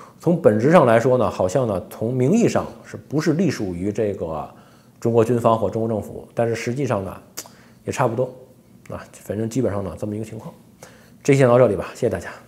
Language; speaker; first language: Chinese; native; Chinese